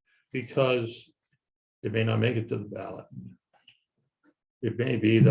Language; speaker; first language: English; native; English